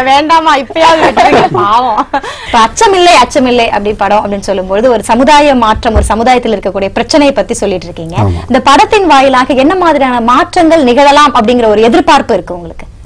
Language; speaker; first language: Tamil; native; Tamil